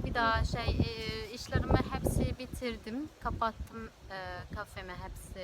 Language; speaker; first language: Turkish; non-native, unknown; Arabic